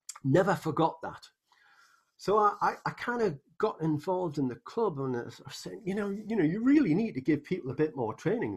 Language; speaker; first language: English; native; English